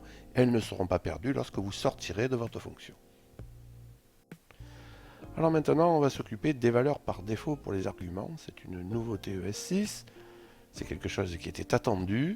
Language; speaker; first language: French; native; French